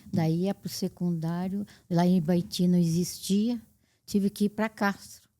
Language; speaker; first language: Portuguese; native; Portuguese